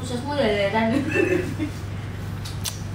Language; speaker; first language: Vietnamese; non-native, learner; Indonesian